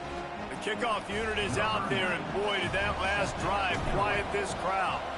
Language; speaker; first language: English; native; English